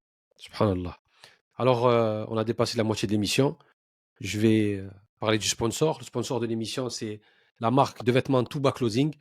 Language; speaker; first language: French; native; French